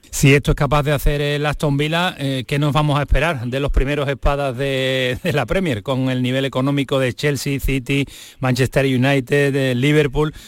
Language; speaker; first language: Spanish; non-native, fluent; English